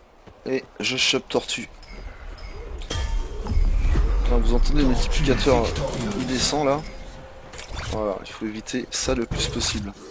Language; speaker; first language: French; native; French